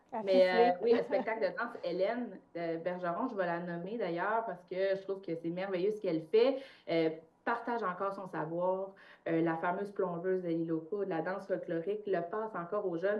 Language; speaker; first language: French; native; French